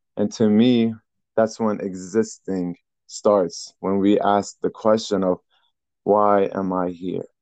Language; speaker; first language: English; early bilingual, other home language; Persian